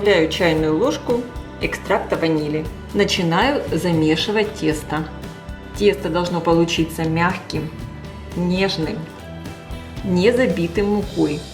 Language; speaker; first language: Russian; native; Russian